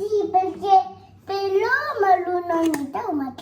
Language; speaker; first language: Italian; early bilingual, other home language; Filipino